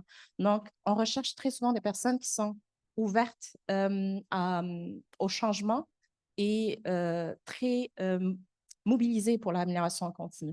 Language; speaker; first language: French; native; French